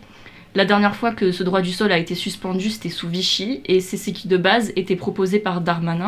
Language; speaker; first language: French; native; French